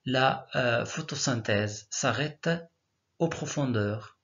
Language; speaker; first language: French; non-native, local second language; Arabic